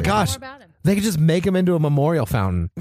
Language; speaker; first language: English; native; English